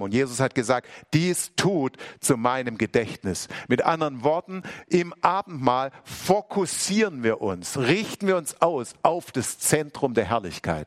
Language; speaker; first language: German; native; German